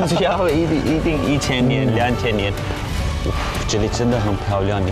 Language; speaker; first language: Chinese; non-native, fluent; Turkish